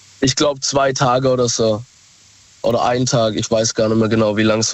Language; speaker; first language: German; native; German